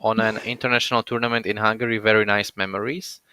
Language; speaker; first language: English; non-native, fluent; Slovak